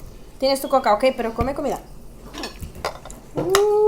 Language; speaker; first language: Spanish; early bilingual, heritage; Spanish